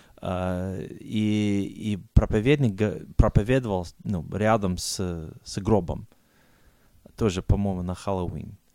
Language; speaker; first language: Russian; non-native, fluent; English